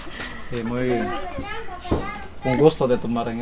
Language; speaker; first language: Spanish; non-native, learner; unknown